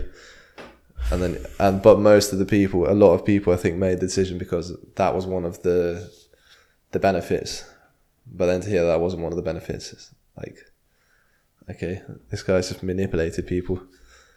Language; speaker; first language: English; native; English